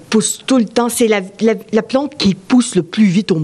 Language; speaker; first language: French; native; French